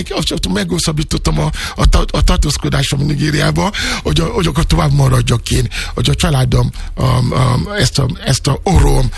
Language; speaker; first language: Hungarian; non-native, fluent; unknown